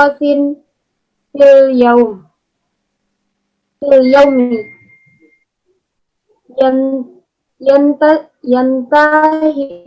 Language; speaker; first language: Arabic; non-native, learner; Indonesian